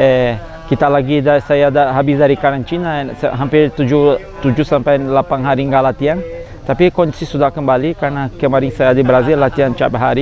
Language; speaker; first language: Indonesian; non-native, fluent; Portuguese